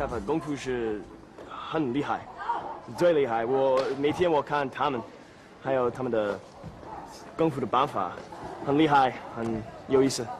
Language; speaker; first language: Chinese; non-native, learner; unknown